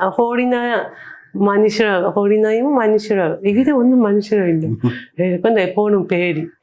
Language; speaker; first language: Malayalam; non-native, learner; Japanese